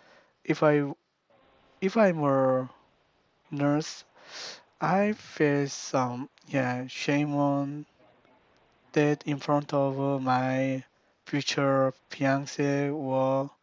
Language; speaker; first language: English; non-native, learner; Korean